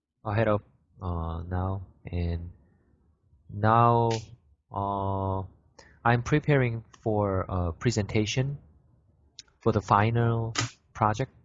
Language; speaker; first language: English; non-native, fluent; Korean